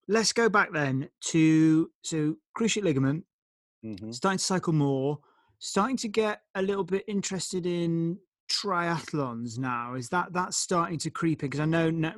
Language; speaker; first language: English; native; English